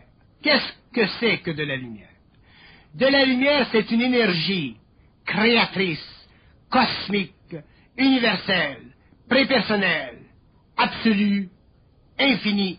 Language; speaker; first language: French; native; French